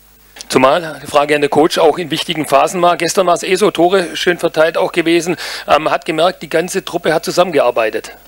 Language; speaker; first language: German; native; German